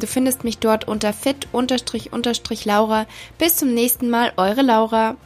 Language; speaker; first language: German; native; German